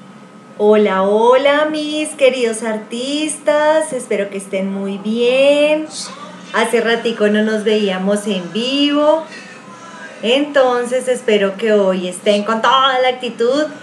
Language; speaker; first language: Spanish; native; Spanish